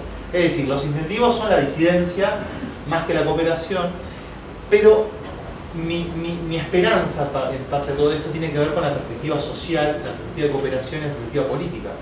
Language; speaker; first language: Spanish; native; Spanish